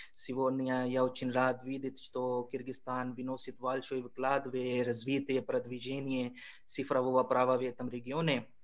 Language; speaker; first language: Russian; non-native, fluent; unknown